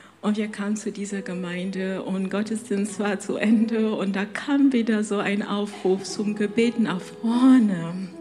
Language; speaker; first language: German; non-native, fluent; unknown